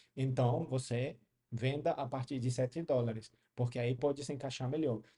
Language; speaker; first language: Portuguese; non-native, fluent; Spanish